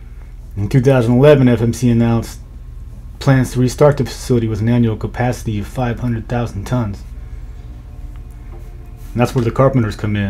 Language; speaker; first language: English; native; English